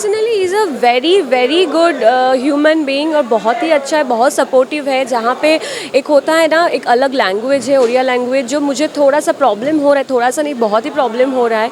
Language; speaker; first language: Hindi; non-native, local second language; Bangla